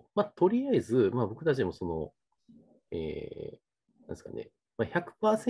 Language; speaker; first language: Japanese; native; Japanese